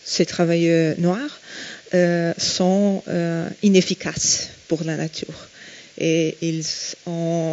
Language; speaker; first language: French; non-native, fluent; Portuguese